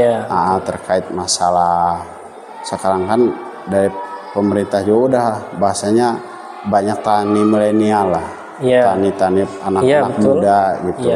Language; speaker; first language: Indonesian; native; Indonesian